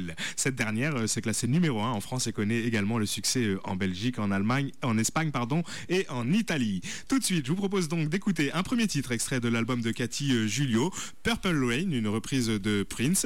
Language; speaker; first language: French; native; French